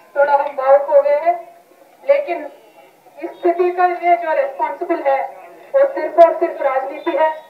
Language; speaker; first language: Hindi; non-native, local second language; Telugu